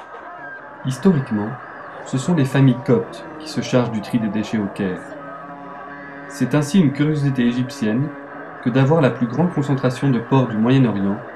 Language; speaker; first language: French; native; French